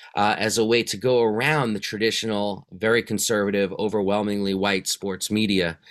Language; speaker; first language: English; native; English